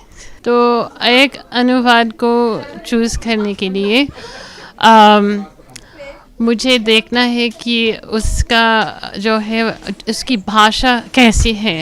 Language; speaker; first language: Hindi; non-native, fluent; English